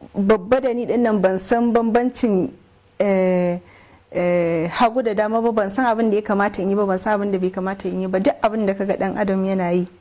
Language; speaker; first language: Hausa; native; Hausa